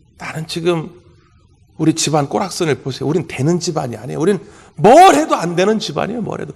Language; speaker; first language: Korean; native; Korean